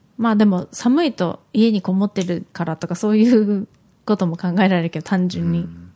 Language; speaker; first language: Japanese; early bilingual, heritage; Japanese